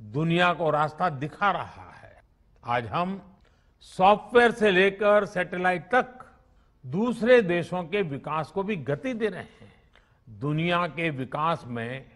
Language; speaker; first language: Hindi; non-native, local second language; Gujarati